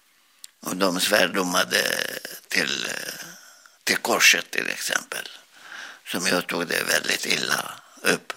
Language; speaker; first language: Swedish; non-native, learner; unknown